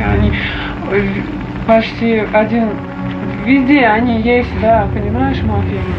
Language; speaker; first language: Russian; non-native, learner; Uzbek